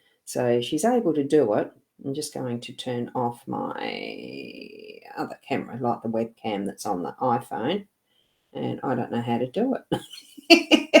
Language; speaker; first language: English; native; English